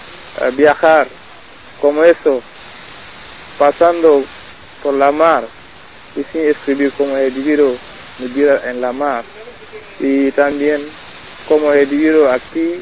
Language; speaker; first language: Spanish; non-native, learner; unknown